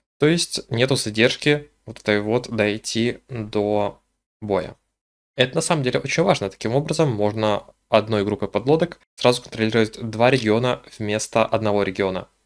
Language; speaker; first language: Russian; native; Russian